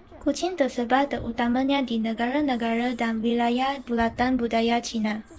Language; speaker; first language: Malay; non-native, local second language; Chinese